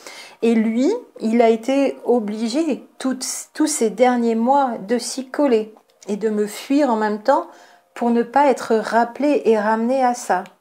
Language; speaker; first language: French; native; French